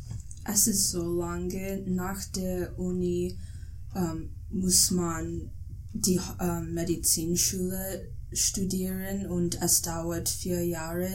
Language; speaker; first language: German; non-native, learner; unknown